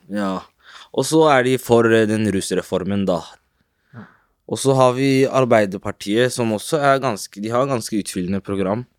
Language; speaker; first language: Norwegian; native; Norwegian